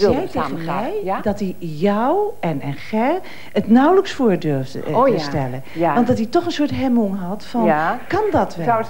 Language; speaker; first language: Dutch; native; Dutch